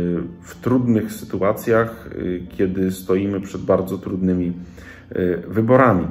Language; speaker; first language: Polish; native; Polish